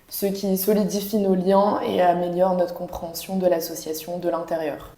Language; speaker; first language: French; native; French